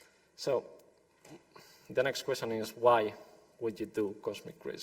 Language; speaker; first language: English; non-native, fluent; Spanish